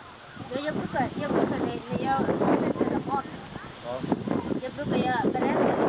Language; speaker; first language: Swedish; non-native, learner; Thai